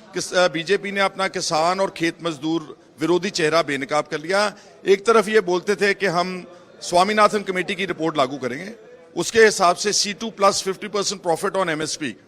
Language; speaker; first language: Hindi; non-native, local second language; Punjabi